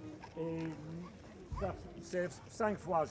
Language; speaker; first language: French; non-native, learner; English